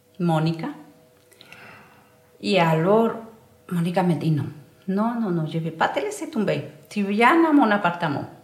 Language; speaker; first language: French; non-native, learner; Spanish